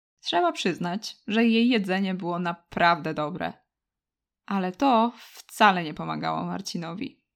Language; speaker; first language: Polish; native; Polish